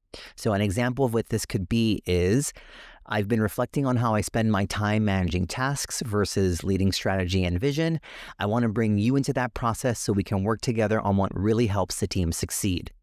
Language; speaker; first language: English; native; English